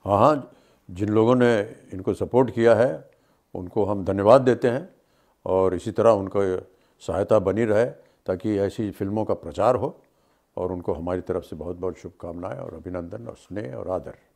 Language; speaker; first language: Hindi; native; Hindi